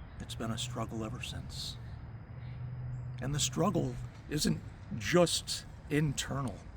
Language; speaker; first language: English; native; English